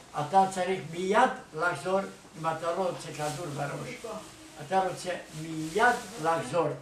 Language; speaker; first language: Hebrew; non-native, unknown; Hungarian